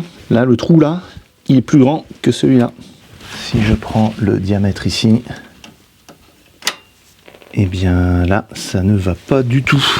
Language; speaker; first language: French; native; French